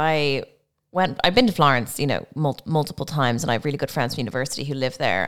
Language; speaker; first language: English; native; English